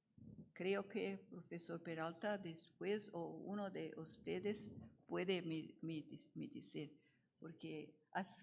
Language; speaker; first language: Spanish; non-native, learner; Portuguese